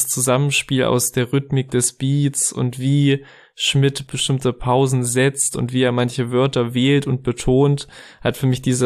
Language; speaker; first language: German; native; German